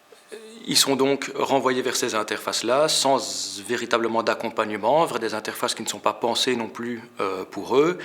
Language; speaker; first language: French; native; French